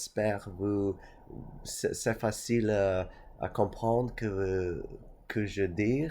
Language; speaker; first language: French; non-native, learner; English